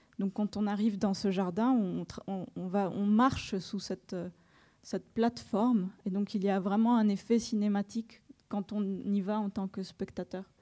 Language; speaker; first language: French; non-native, fluent; Spanish